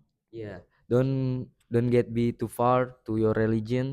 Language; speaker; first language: English; non-native, learner; Indonesian